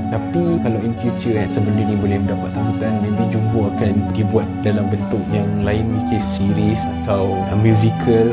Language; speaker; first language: Malay; native; Malay